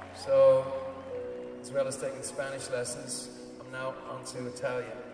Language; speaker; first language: English; native; English